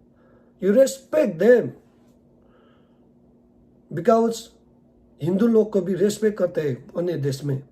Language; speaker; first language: Hindi; non-native, learner; Nepali